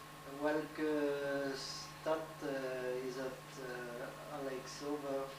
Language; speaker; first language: Dutch; non-native, learner; French